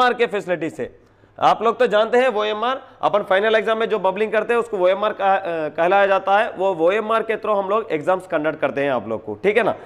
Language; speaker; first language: Hindi; non-native, local second language; Telugu